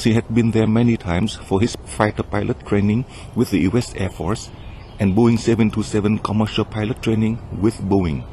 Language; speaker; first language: English; non-native, fluent; Vietnamese